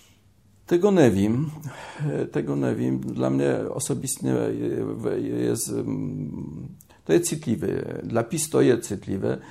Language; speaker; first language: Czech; non-native, learner; Polish